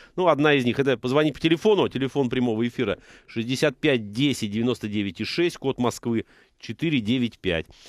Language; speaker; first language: Russian; native; Russian